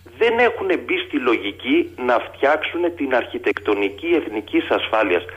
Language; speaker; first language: Greek; native; Greek